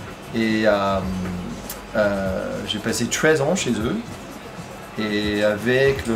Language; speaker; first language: French; non-native, fluent; English